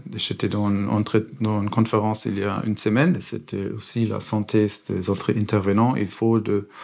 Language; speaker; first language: French; non-native, fluent; German